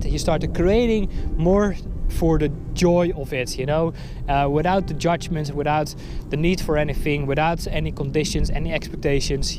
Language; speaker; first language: English; non-native, fluent; Dutch